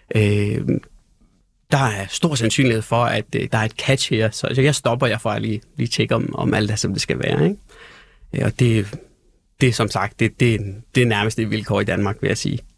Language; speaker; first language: Danish; early bilingual, other home language; Persian